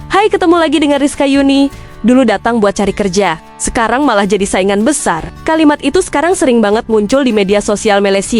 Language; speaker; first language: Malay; non-native, local second language; Indonesian